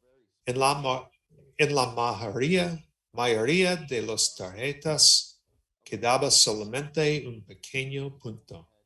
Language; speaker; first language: Spanish; non-native, learner; English